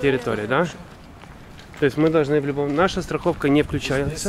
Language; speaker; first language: Russian; native; Russian